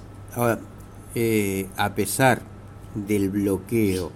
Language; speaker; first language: Spanish; native; Spanish